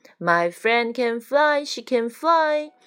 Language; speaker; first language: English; non-native, fluent; Chinese